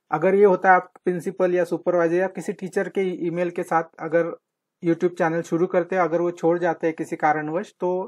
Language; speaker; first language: Hindi; non-native, local second language; Marathi